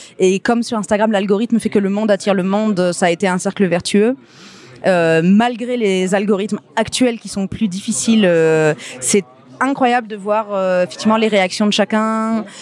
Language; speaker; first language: French; native; French